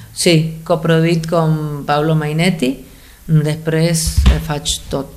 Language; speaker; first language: Catalan; non-native, fluent; Spanish